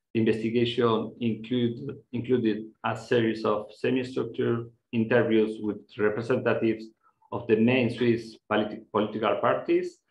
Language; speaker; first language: English; non-native, fluent; Spanish